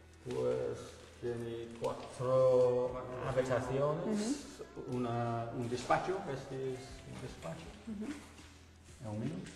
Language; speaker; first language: Spanish; non-native, fluent; English